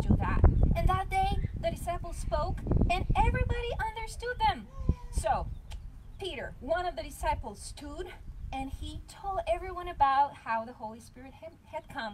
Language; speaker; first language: English; non-native, fluent; Bulgarian